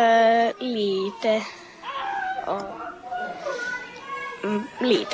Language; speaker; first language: Swedish; non-native, local second language; Finnish